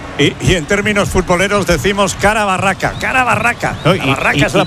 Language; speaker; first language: Spanish; native; Spanish